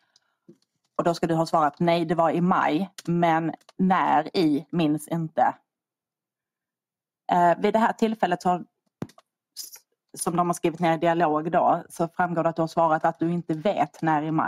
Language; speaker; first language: Swedish; native; Swedish